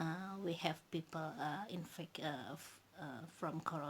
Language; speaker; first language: English; non-native, learner; Indonesian